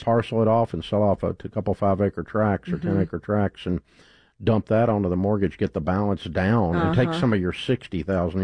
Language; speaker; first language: English; native; English